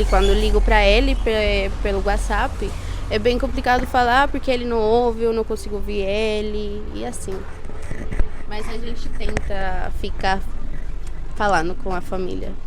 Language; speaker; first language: Portuguese; non-native, fluent; Spanish